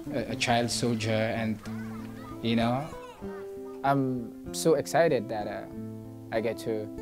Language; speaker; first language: English; non-native, local second language; Krio